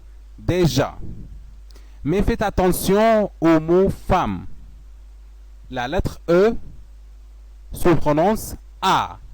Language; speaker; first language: French; non-native, fluent; Arabic